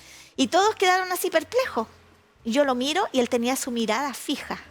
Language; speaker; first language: Spanish; native; Spanish